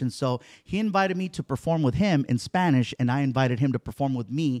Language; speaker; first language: English; early bilingual, other home language; Spanish